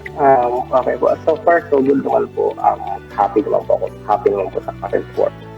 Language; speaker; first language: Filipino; native; Filipino